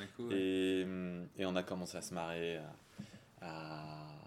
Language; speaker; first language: French; native; French